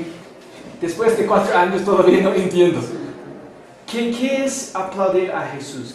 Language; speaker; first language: Spanish; non-native, fluent; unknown